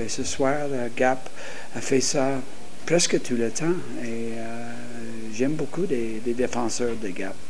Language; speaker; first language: French; non-native, learner; English